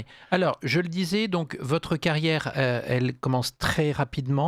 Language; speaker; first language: French; native; French